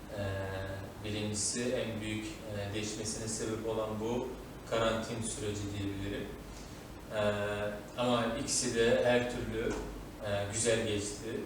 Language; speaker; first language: Turkish; non-native, fluent; Uzbek